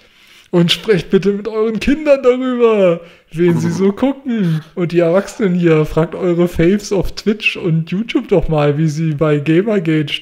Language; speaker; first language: German; native; German